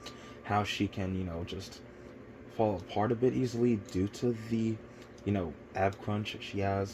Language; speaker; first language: English; native; English